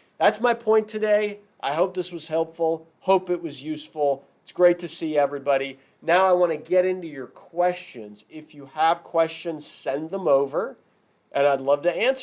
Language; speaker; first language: English; native; English